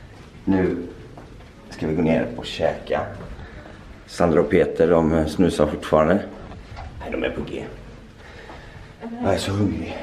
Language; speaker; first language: Swedish; native; Swedish